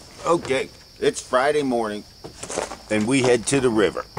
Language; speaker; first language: English; native; English